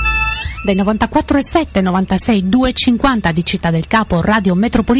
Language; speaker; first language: Italian; native; Italian